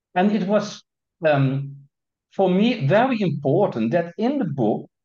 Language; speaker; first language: English; non-native, fluent; Dutch